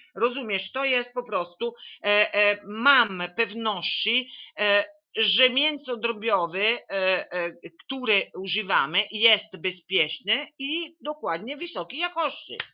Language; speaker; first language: Polish; non-native, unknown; Italian